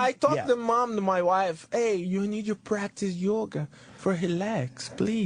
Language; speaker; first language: English; non-native, learner; Portuguese